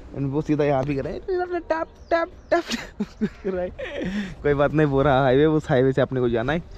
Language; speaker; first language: Hindi; non-native, local second language; Marathi